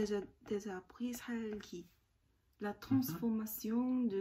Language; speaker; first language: French; non-native, learner; Korean